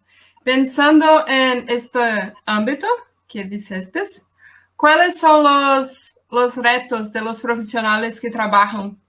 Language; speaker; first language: Spanish; non-native, learner; Portuguese